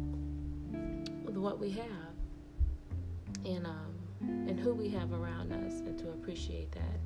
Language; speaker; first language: English; native; English